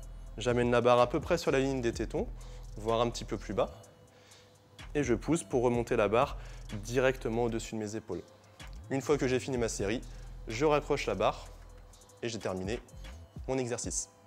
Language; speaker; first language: French; native; French